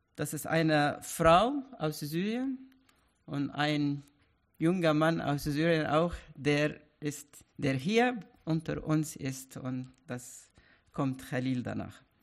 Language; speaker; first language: German; non-native, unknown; Arabic